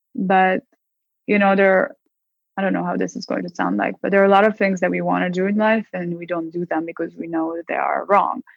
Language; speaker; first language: English; non-native, fluent; Hebrew